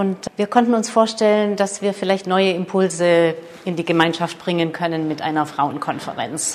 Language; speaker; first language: German; native; German